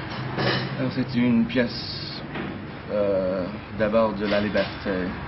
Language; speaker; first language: French; non-native, learner; English